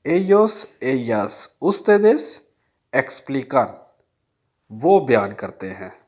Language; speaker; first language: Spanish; non-native, fluent; Urdu